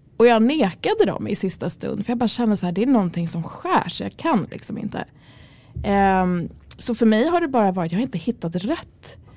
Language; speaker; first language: Swedish; early bilingual, other home language; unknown